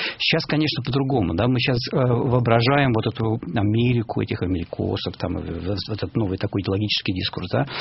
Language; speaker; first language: Russian; native; Russian